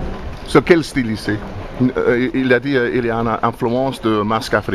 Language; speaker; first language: French; non-native, learner; English